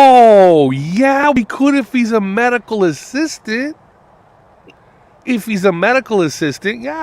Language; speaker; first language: English; native; English